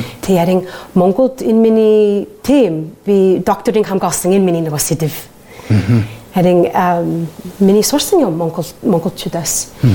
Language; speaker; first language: Mongolian; non-native, learner; English